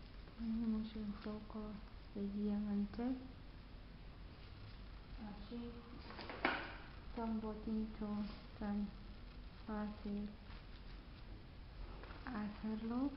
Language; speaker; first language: Spanish; non-native, learner; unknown